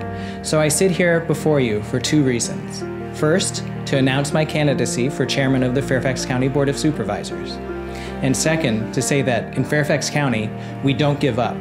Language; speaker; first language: English; native; English